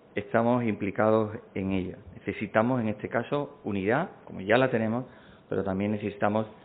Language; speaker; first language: Spanish; native; Spanish